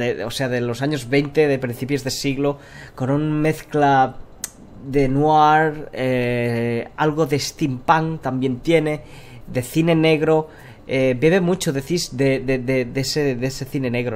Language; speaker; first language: Spanish; native; Spanish